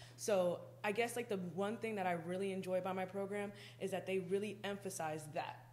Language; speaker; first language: English; native; English